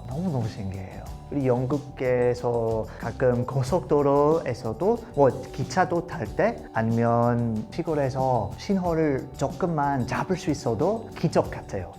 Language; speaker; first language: Korean; non-native, learner; English